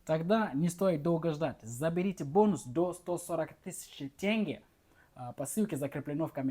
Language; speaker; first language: Russian; non-native, learner; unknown